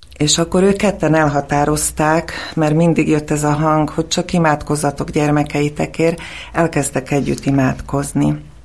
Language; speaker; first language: Hungarian; non-native, fluent; Slovak